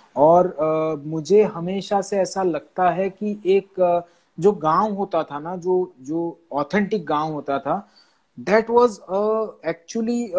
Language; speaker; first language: Hindi; non-native, local second language; Gujarati